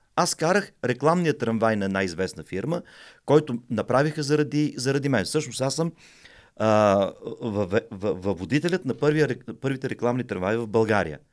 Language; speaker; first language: Bulgarian; native; Bulgarian